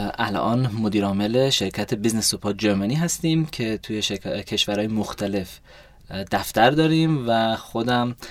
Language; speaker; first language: Persian; early bilingual, heritage; Persian